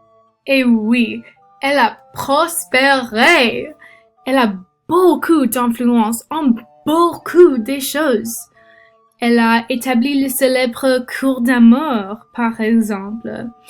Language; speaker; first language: French; non-native, learner; English